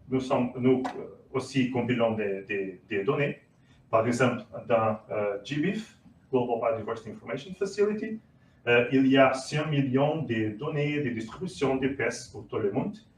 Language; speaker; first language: French; non-native, learner; Portuguese